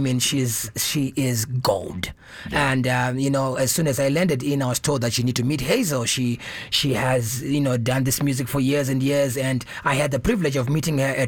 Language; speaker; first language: English; non-native, local second language; Shona